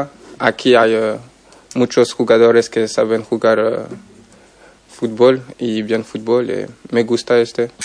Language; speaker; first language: Spanish; non-native, learner; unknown